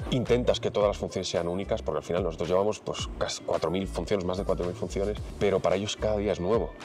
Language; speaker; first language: Spanish; native; Spanish